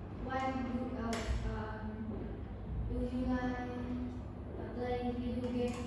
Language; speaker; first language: English; non-native, learner; Vietnamese